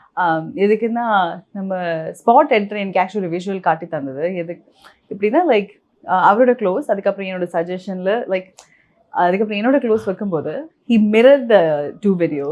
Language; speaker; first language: Tamil; non-native, local second language; Malayalam